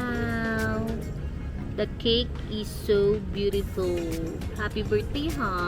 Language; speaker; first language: English; non-native, local second language; Filipino